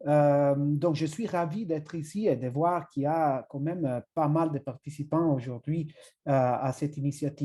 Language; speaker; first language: French; non-native, fluent; Italian